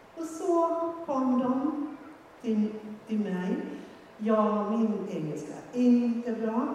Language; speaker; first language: Swedish; non-native, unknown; Finnish